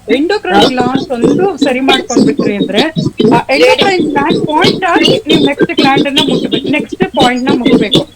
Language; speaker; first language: Kannada; non-native, local second language; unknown